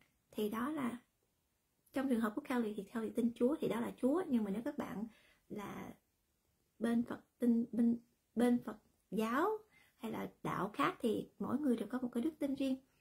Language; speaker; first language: Vietnamese; early bilingual, heritage; Vietnamese